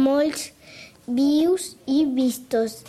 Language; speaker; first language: Catalan; early bilingual, other home language; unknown